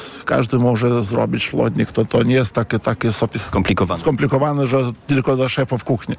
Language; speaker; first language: Polish; non-native, fluent; Lithuanian